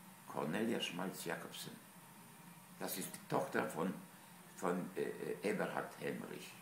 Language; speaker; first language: German; non-native, fluent; Polish